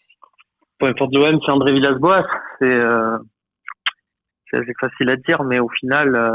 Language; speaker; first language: French; native; French